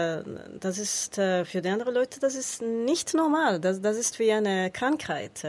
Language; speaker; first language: German; non-native, learner; Spanish